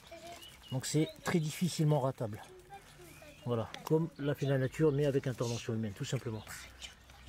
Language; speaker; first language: French; native; French